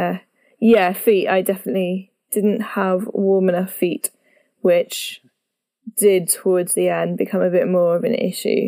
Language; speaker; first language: English; native; English